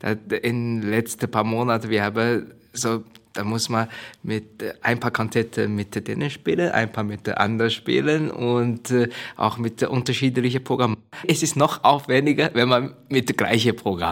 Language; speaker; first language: German; non-native, fluent; Chinese